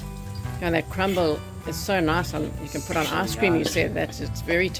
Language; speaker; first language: English; native; English